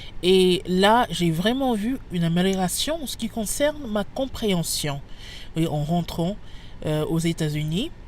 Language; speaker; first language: French; non-native, fluent; English